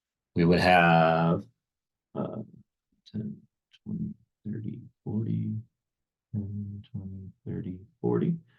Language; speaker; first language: English; native; English